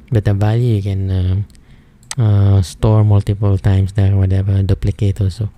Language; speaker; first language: English; non-native, local second language; Filipino